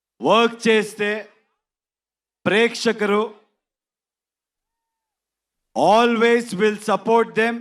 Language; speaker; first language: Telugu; non-native, learner; Kannada